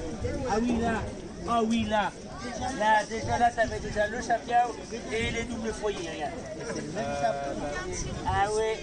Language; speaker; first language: French; native; French